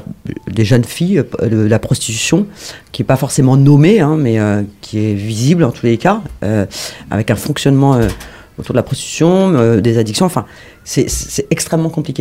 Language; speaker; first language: French; native; French